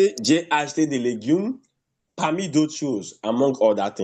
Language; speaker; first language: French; non-native, fluent; English